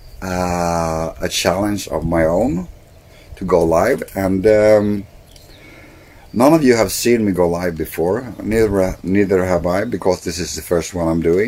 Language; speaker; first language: English; non-native, fluent; Swedish